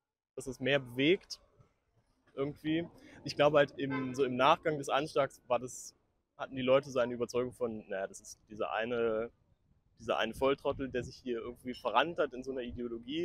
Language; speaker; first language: German; native; German